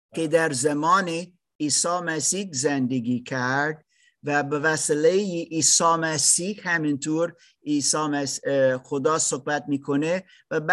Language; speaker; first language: Persian; non-native, learner; German